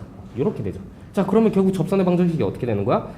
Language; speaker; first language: Korean; native; Korean